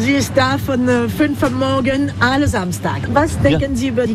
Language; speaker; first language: German; non-native, learner; French